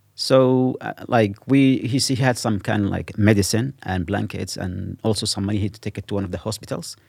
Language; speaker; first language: English; non-native, fluent; Arabic